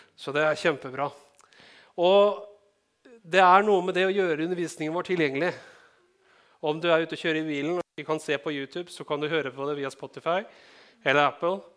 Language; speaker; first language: Norwegian; native; Norwegian